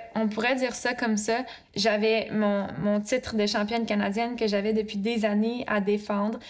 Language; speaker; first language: French; native; French